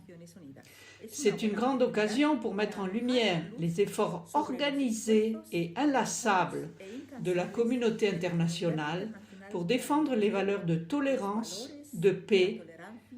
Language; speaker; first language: French; non-native, fluent; Arabic